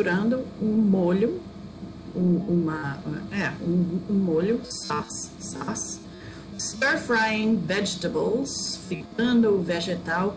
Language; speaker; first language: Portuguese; non-native, fluent; English